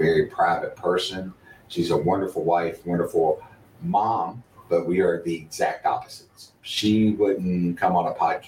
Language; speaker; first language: English; native; English